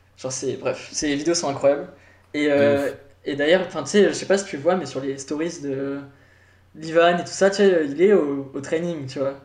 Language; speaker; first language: French; native; French